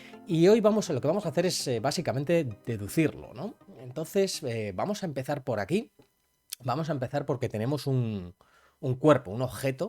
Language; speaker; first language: Spanish; native; Spanish